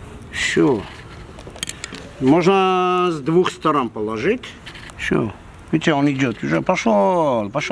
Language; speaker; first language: Russian; non-native, fluent; Armenian